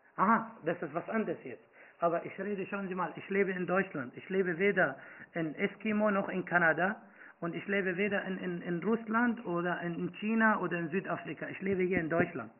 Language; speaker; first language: German; non-native, fluent; Arabic